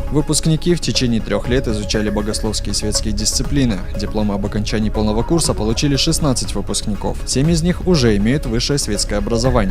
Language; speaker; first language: Russian; native; Russian